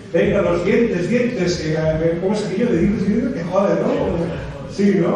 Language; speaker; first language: Spanish; native; Spanish